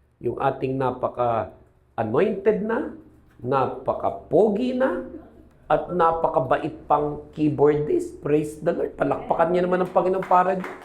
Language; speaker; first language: Filipino; native; Filipino